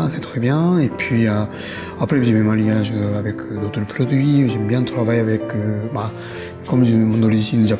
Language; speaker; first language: French; non-native, fluent; Japanese